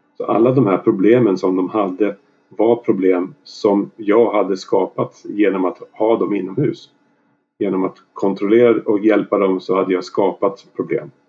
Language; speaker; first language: Swedish; native; Swedish